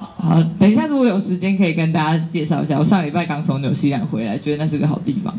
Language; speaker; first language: Chinese; native; Chinese